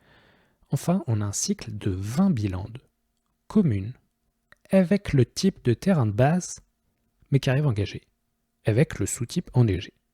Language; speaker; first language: French; native; French